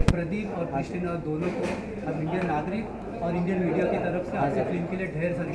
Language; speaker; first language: Hindi; native; Hindi